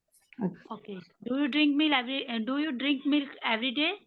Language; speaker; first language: English; non-native, learner; Hindi